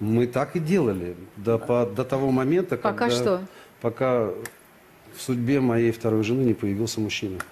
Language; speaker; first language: Russian; native; Russian